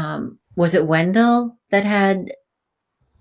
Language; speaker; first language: English; native; English